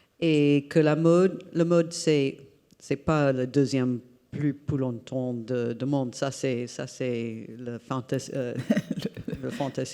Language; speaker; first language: French; non-native, fluent; English